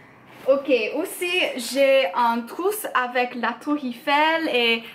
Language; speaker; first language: French; non-native, learner; English